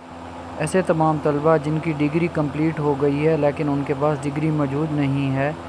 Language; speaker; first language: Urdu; non-native, local second language; Punjabi